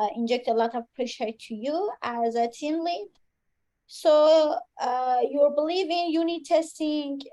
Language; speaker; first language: English; non-native, fluent; Persian